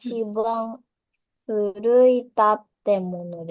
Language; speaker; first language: Japanese; non-native, learner; Indonesian